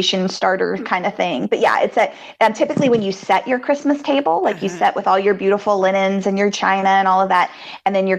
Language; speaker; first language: English; native; English